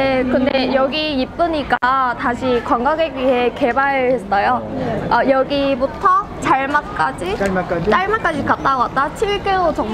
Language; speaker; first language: Korean; non-native, learner; Vietnamese